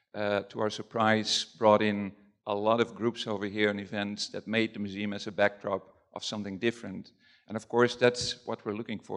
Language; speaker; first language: English; non-native, fluent; Dutch